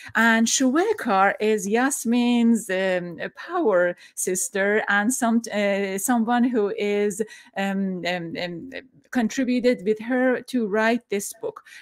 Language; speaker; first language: English; non-native, fluent; Persian